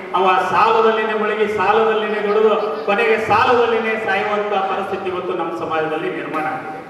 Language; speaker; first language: Kannada; non-native, local second language; Lambadi